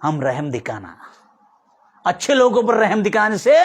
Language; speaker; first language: Hindi; non-native, local second language; Kannada